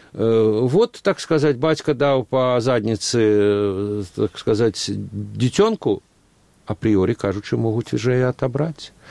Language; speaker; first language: Belarusian; non-native, local second language; Russian